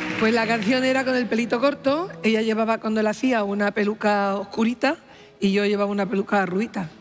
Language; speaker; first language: Spanish; native; Spanish